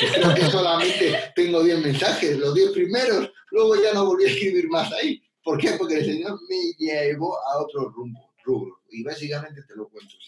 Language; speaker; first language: Spanish; native; Spanish